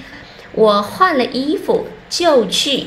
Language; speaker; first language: Chinese; non-native, learner; Vietnamese